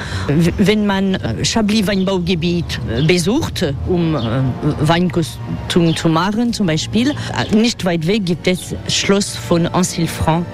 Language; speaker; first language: German; non-native, fluent; French